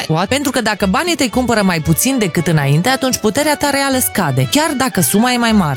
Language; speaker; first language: Romanian; native; Romanian